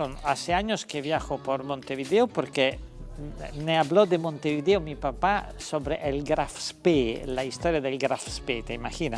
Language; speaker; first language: Spanish; non-native, fluent; Italian